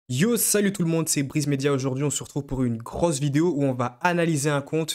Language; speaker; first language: French; native; French